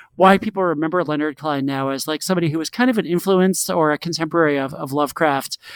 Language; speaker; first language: English; native; English